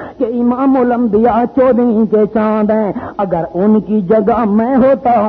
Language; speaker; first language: Urdu; non-native, local second language; Pashto